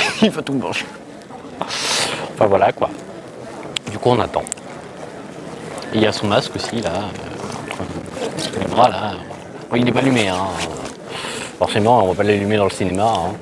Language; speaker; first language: French; native; French